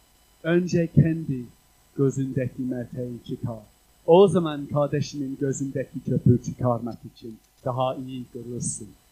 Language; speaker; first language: Turkish; non-native, fluent; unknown